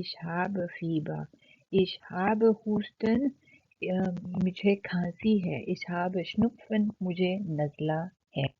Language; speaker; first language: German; non-native, fluent; Urdu